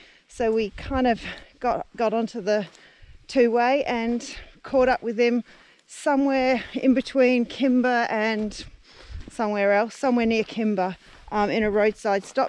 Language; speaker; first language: English; native; English